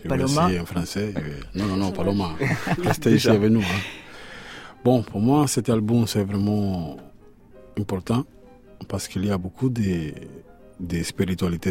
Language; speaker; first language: French; non-native, learner; Spanish